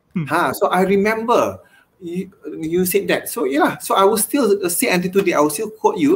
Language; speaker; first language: English; non-native, local second language; Malay